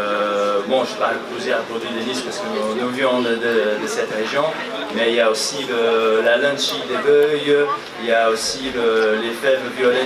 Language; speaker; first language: French; non-native, fluent; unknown